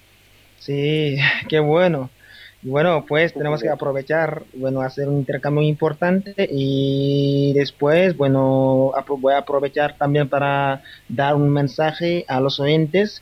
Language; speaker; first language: Spanish; non-native, fluent; Wolof